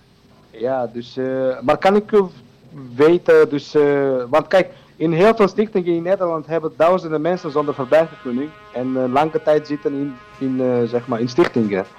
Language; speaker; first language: Dutch; non-native, learner; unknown